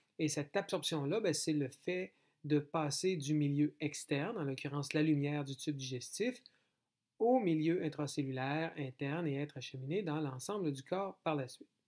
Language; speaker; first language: French; native; French